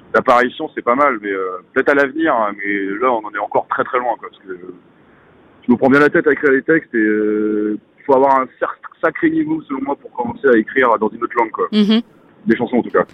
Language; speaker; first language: French; native; French